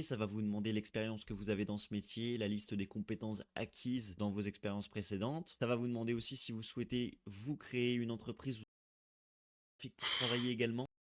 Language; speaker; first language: French; native; French